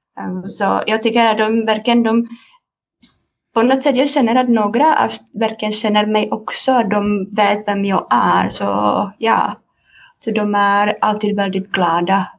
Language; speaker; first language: Swedish; non-native, fluent; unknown